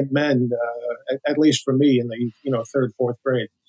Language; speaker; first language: English; native; English